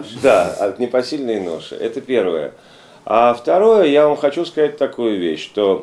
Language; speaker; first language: Russian; native; Russian